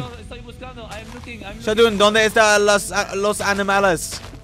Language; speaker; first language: Spanish; non-native, learner; English